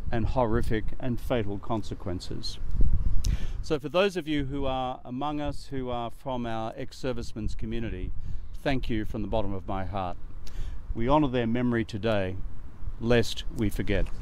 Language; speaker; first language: English; native; English